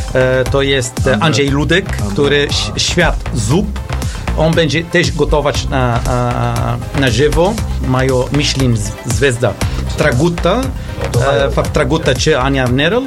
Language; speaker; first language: Polish; non-native, learner; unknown